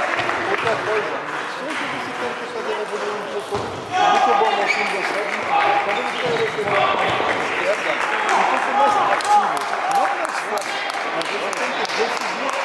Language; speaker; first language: Portuguese; non-native, fluent; French